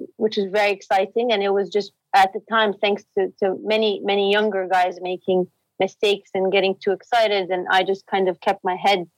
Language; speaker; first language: English; non-native, fluent; Arabic